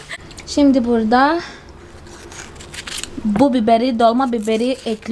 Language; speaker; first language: Turkish; non-native, fluent; Portuguese